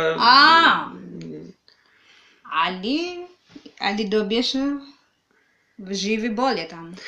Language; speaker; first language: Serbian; non-native, learner; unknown